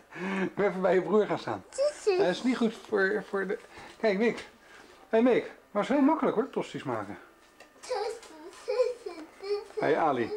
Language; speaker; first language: Dutch; native; Dutch